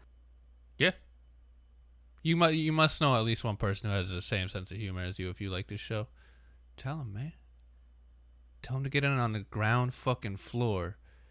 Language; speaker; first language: English; native; English